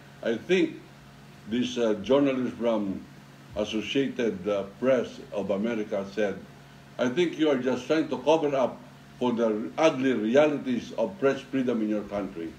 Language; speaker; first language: English; non-native, local second language; Filipino